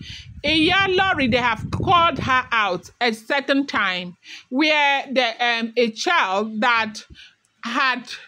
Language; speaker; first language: English; non-native, local second language; Yoruba